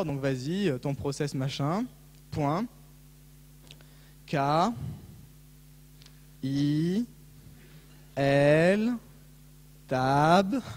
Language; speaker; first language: French; native; French